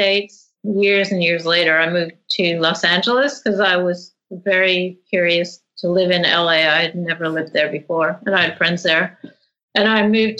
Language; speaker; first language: English; native; English